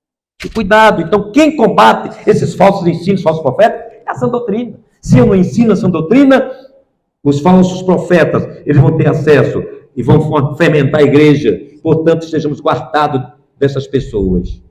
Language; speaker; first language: Portuguese; native; Portuguese